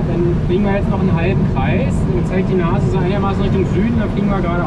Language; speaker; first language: German; native; German